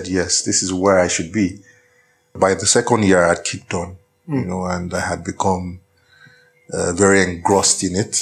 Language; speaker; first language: English; non-native, local second language; Yoruba